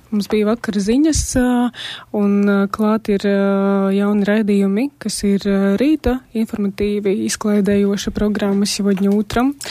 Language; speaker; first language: Latvian; non-native, local second language; Russian